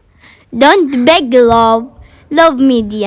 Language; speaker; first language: English; non-native, learner; Arabic